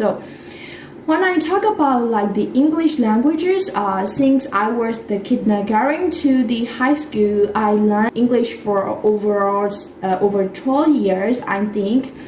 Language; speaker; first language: English; non-native, fluent; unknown